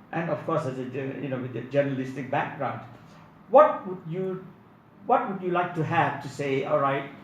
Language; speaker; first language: English; non-native, local second language; Tamil